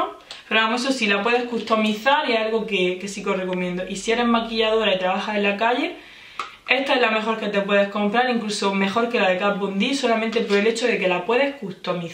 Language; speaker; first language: Spanish; native; Spanish